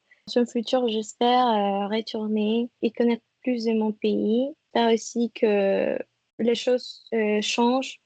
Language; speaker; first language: French; non-native, fluent; Spanish